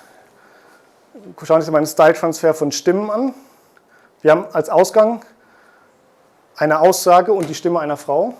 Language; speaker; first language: German; native; German